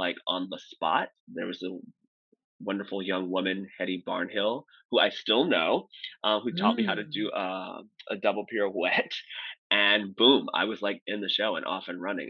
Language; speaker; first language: English; native; English